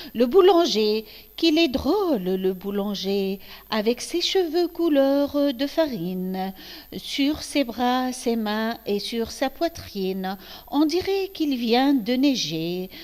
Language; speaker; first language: French; non-native, local second language; Arabic